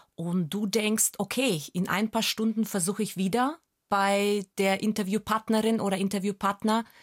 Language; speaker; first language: German; non-native, fluent; Russian